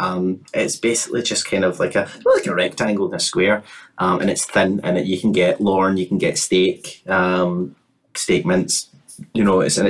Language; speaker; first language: English; native; English